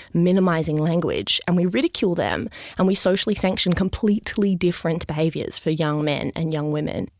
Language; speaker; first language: English; native; English